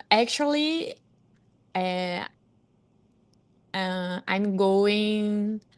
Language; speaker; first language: English; non-native, learner; Portuguese